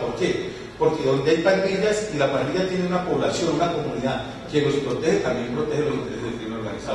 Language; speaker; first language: Spanish; native; Spanish